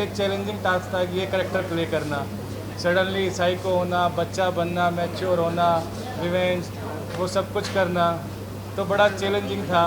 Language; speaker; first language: Hindi; native; Hindi